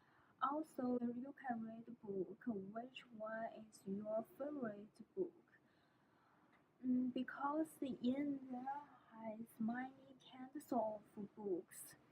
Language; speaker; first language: English; non-native, learner; Chinese